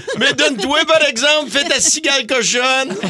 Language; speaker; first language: French; native; French